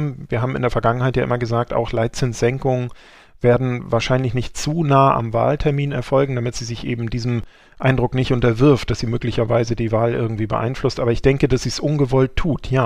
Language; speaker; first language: German; native; German